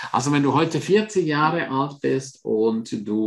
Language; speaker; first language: German; non-native, fluent; Romansh